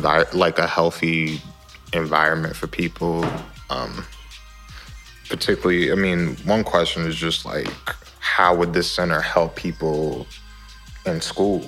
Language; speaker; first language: English; native; English